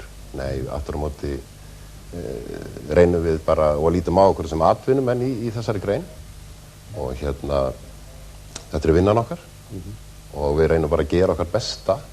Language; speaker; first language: Icelandic; native; Icelandic